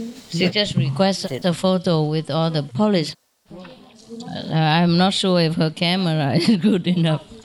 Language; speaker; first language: English; non-native, fluent; Vietnamese